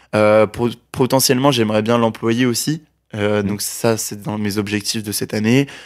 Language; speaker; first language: French; native; French